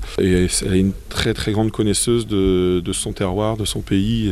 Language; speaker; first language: French; native; French